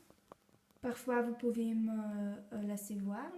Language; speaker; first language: French; non-native, learner; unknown